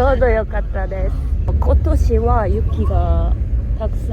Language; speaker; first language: Japanese; non-native, learner; Korean